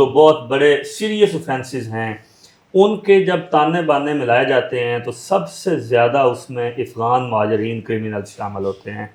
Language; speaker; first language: Urdu; native; Urdu